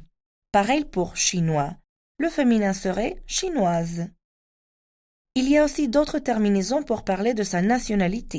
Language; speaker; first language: French; non-native, fluent; Spanish